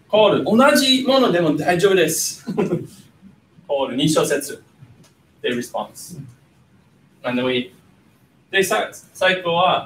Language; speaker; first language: Japanese; non-native, fluent; English